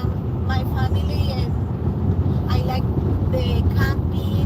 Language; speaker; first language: English; non-native, learner; Spanish